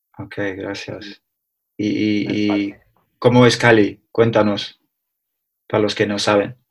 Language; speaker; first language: Spanish; non-native, learner; English